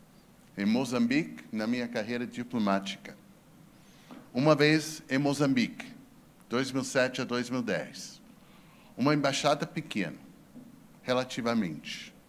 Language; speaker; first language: Portuguese; non-native, fluent; English